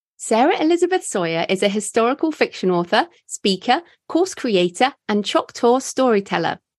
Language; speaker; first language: English; native; English